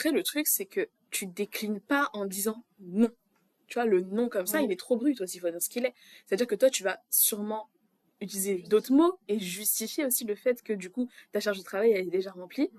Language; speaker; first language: French; native; French